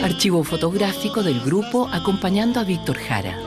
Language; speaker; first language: Spanish; native; Spanish